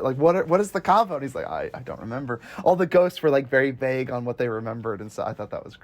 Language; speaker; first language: English; native; English